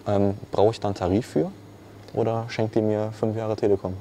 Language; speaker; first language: German; native; German